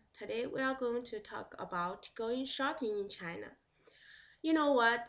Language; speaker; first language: English; non-native, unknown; Chinese